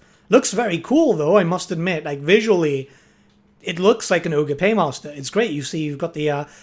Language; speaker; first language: English; native; English